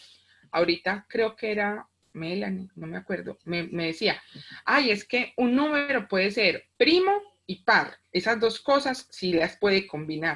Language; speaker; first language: Spanish; native; Spanish